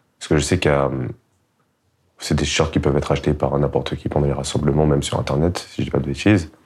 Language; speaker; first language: French; native; French